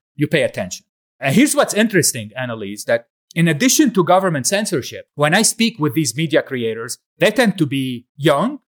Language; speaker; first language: English; non-native, fluent; Arabic